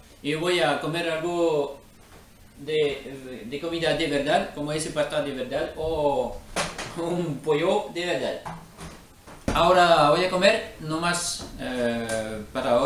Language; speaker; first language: Spanish; non-native, learner; French